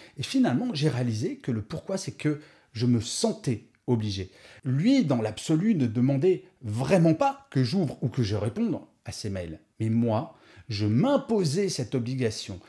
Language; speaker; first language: French; native; French